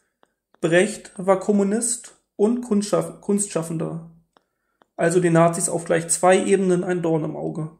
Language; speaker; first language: German; native; German